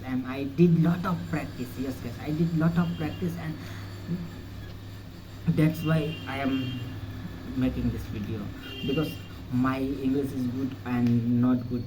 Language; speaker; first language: English; non-native, learner; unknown